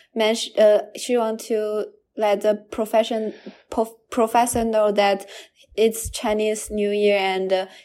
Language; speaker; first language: English; non-native, learner; Chinese